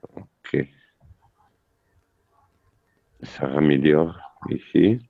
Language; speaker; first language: French; non-native, learner; Italian